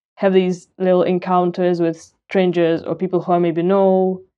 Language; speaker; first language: English; non-native, fluent; Russian